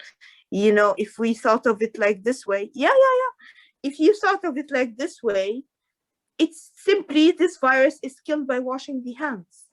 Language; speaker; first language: English; non-native, fluent; Arabic